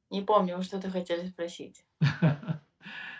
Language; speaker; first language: Russian; native; Russian